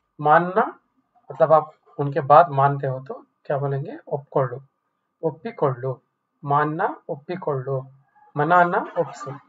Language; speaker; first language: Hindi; non-native, local second language; Kannada